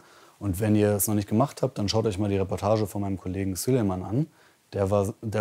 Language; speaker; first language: German; native; German